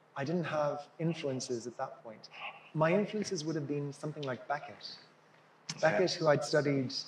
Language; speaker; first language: English; native; English